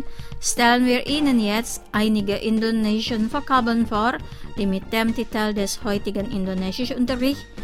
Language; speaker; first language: German; non-native, fluent; Indonesian